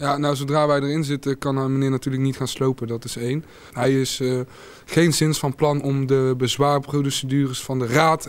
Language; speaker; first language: Dutch; native; Dutch